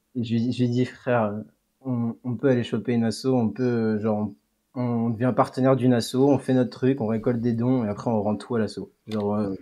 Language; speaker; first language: French; native; French